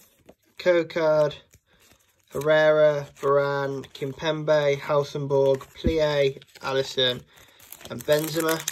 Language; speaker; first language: English; native; English